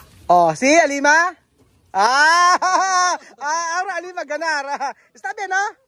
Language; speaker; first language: Spanish; non-native, learner; Filipino